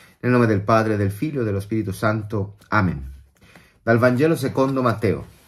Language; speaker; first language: Italian; non-native, fluent; Spanish